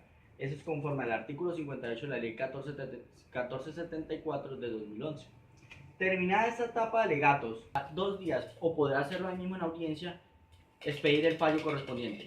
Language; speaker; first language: Spanish; native; Spanish